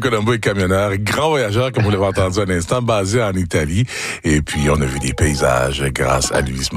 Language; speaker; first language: French; native; French